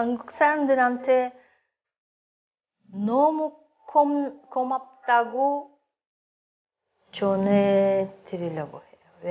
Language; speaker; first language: Korean; non-native, local second language; Russian